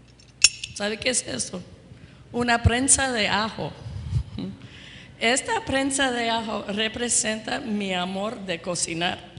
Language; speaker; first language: Spanish; non-native, fluent; English